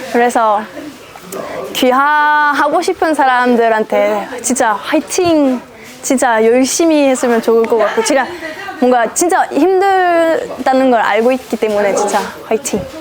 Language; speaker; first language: Korean; non-native, fluent; German